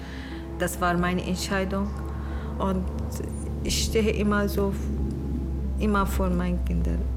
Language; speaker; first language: German; non-native, learner; Arabic